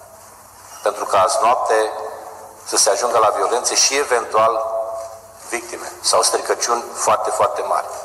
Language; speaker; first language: Romanian; native; Romanian